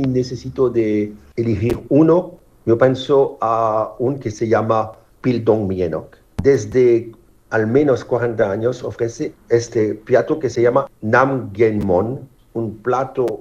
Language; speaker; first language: Spanish; non-native, fluent; French